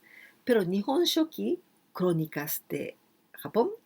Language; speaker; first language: Spanish; non-native, fluent; Japanese